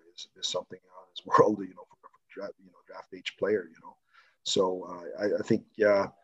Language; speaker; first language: English; non-native, fluent; Swedish